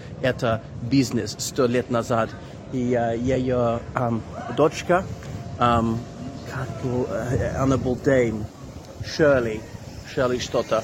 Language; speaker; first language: Russian; non-native, learner; English